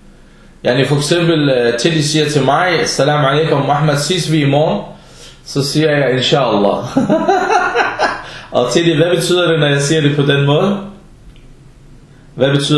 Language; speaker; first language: Danish; non-native, fluent; Arabic